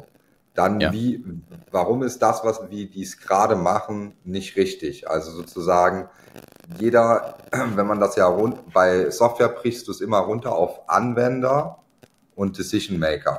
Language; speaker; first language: German; native; German